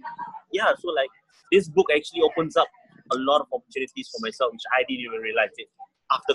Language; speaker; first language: English; native; English